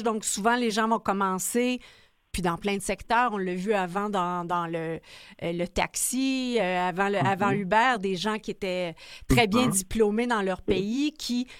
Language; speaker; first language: French; native; French